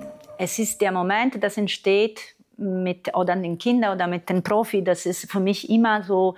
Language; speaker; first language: German; non-native, fluent; Italian